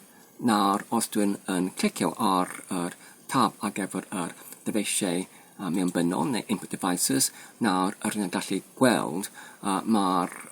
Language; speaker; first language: Welsh; non-native, fluent; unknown